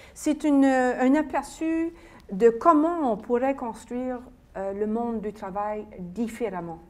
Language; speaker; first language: French; native; French